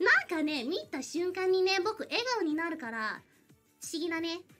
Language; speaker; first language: Japanese; non-native, learner; English